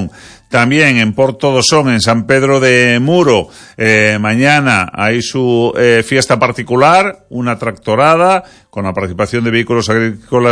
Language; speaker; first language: Spanish; native; Spanish